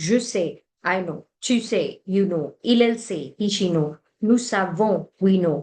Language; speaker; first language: French; non-native, fluent; Hindi